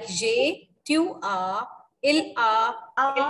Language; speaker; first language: French; non-native, fluent; Hindi